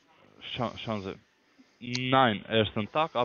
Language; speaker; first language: German; non-native, learner; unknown